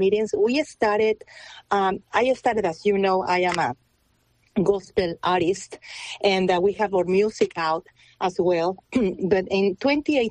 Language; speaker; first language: English; non-native, fluent; Spanish